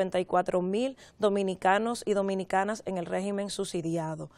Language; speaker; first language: Spanish; native; Spanish